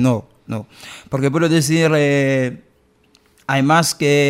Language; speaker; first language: Spanish; non-native, learner; Haitian Creole